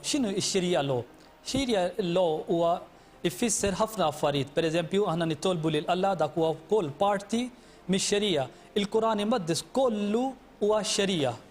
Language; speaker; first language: Maltese; non-native, fluent; Urdu